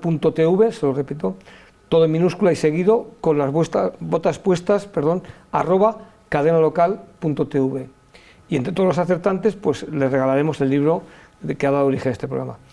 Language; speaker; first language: Spanish; native; Spanish